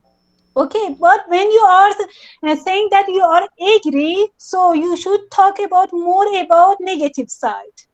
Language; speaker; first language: English; non-native, learner; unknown